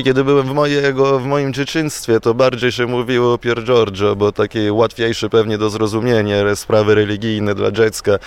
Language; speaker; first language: Polish; non-native, fluent; Italian